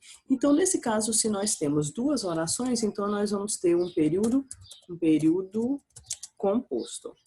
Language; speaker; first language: Portuguese; native; Portuguese